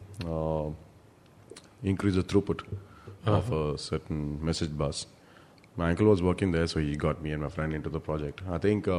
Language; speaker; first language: English; non-native, local second language; Kannada